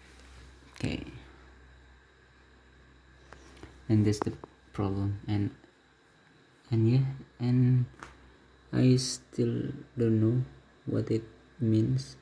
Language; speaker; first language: English; non-native, learner; Indonesian